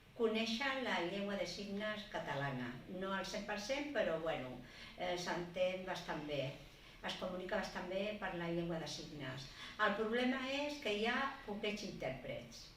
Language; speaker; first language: Catalan; non-native, local second language; Spanish